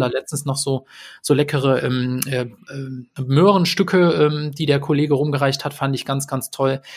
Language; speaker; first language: German; native; German